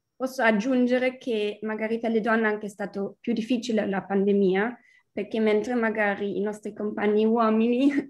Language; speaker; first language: Italian; non-native, fluent; German